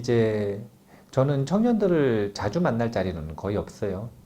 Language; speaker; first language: Korean; native; Korean